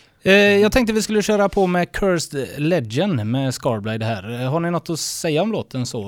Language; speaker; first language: Swedish; native; Swedish